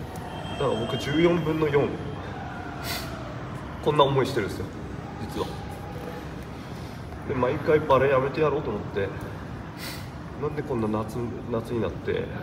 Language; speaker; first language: Japanese; native; Japanese